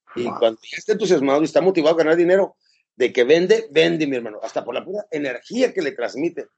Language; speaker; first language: Spanish; native; Spanish